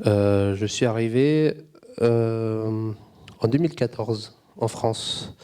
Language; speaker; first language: French; non-native, fluent; Albanian